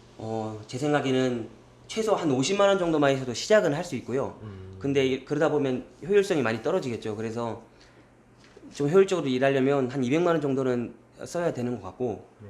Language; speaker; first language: Korean; early bilingual, heritage; Korean